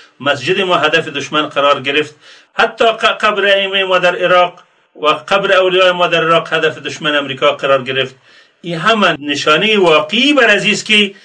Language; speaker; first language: Persian; native; Persian